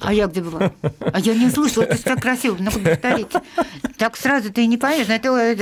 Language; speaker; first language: Russian; native; Russian